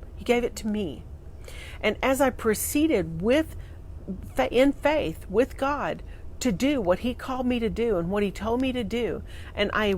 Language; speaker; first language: English; native; English